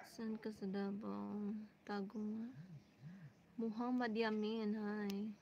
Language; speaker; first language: Filipino; non-native, local second language; Waray